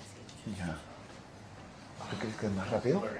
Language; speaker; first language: Spanish; non-native, fluent; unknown